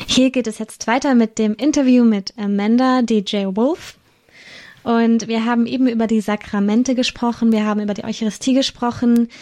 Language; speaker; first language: German; native; German